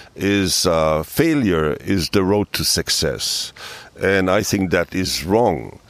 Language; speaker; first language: English; early bilingual, other home language; Hebrew